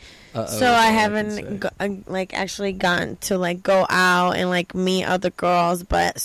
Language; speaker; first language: English; non-native, fluent; Portuguese